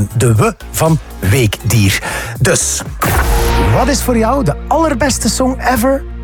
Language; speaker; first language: Dutch; native; Dutch